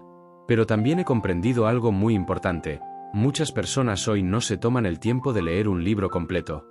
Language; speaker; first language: Spanish; native; Spanish